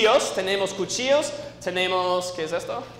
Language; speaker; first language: Spanish; non-native, learner; English